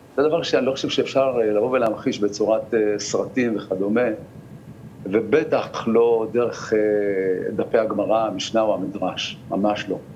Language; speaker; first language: Hebrew; native; Hebrew